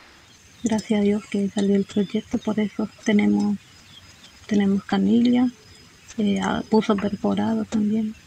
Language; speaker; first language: Spanish; non-native, local second language; Guarani